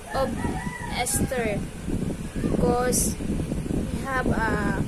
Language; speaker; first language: English; non-native, local second language; Filipino